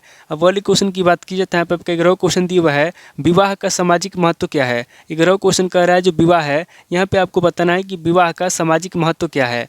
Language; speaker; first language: Hindi; native; Hindi